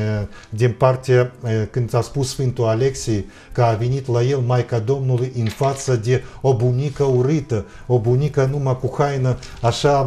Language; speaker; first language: Romanian; non-native, fluent; Russian